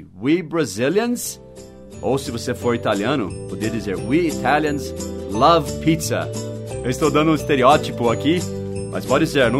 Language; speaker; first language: Portuguese; non-native, fluent; English